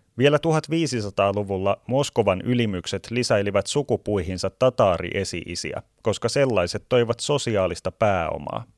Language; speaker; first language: Finnish; native; Finnish